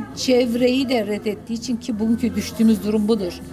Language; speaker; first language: Turkish; native; Turkish